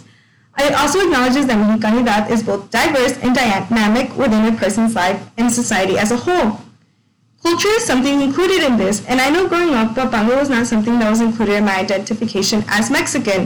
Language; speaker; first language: English; native; English